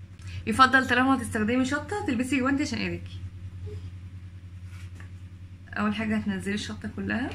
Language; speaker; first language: Arabic; native; Arabic